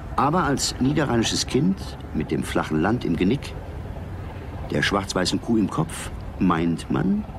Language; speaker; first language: German; native; German